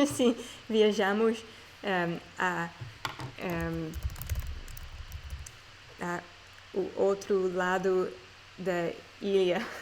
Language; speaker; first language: Portuguese; non-native, learner; English